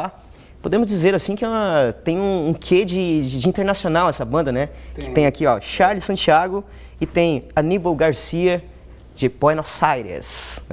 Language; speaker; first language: Portuguese; native; Portuguese